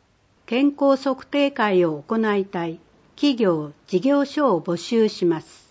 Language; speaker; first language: Japanese; native; Japanese